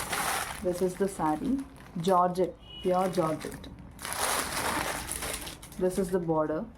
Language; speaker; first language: English; non-native, local second language; Telugu